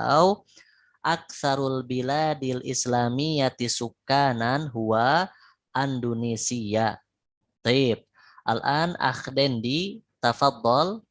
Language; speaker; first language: Arabic; non-native, fluent; Indonesian